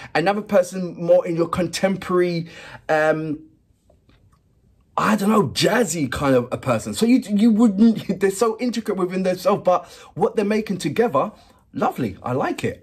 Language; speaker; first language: English; native; English